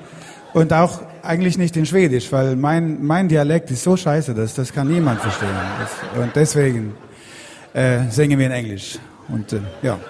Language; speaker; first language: German; non-native, learner; Swedish